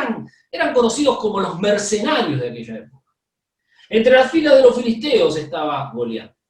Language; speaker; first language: Spanish; native; Spanish